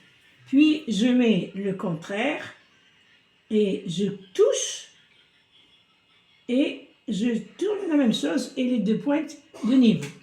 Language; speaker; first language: French; non-native, local second language; Arabic